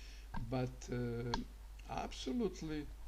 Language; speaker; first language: English; non-native, learner; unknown